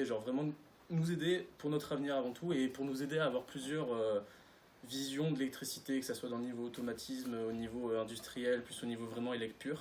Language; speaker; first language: French; native; French